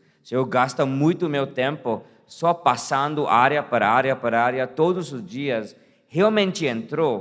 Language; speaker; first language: Portuguese; non-native, fluent; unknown